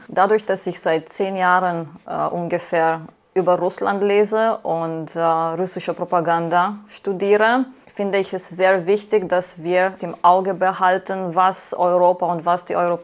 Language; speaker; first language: German; non-native, fluent; Romanian